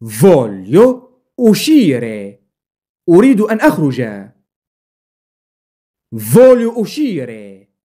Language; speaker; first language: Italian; non-native, fluent; Arabic